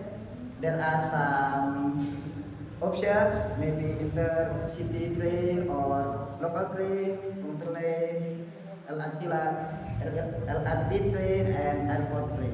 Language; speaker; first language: English; non-native, learner; Indonesian